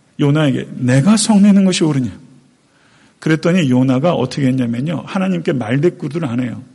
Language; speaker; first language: Korean; native; Korean